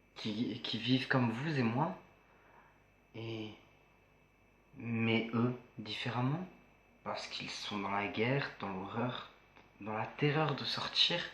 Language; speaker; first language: French; native; French